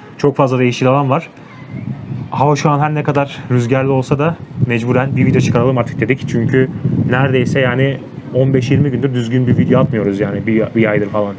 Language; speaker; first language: Turkish; native; Turkish